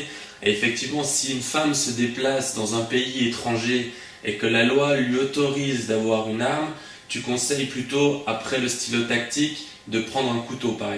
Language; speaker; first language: French; native; French